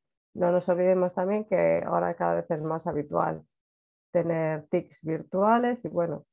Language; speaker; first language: Spanish; native; Spanish